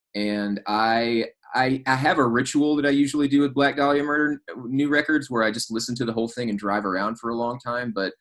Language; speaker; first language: English; native; English